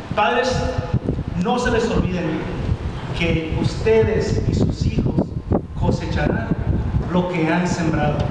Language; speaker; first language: Spanish; early bilingual, heritage; Spanish